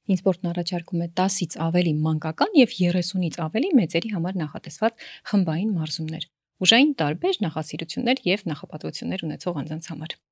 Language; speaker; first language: Armenian; native; Armenian